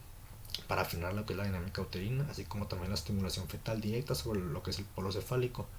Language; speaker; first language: Spanish; native; Spanish